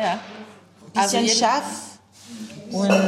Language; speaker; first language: German; non-native, learner; French